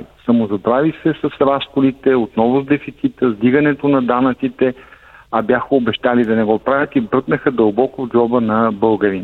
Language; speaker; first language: Bulgarian; native; Bulgarian